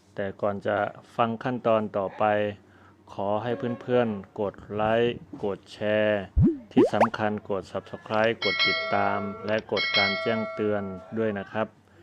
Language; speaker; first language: Thai; non-native, local second language; Shan